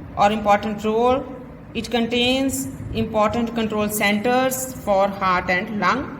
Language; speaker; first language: English; non-native, local second language; Punjabi